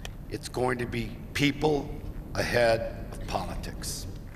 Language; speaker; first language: English; early bilingual, other home language; French